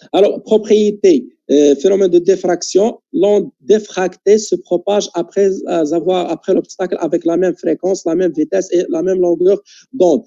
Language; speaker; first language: French; non-native, local second language; Arabic